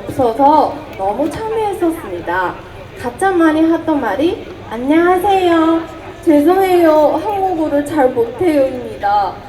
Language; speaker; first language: Korean; non-native, fluent; Chinese